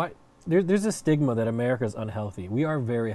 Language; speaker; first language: English; native; English